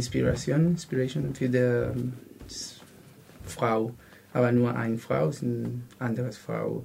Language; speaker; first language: German; non-native, learner; Spanish